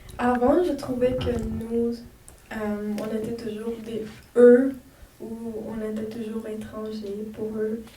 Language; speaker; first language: French; non-native, fluent; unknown